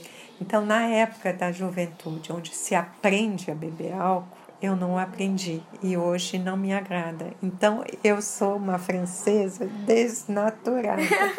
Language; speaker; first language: Portuguese; early bilingual, other home language; French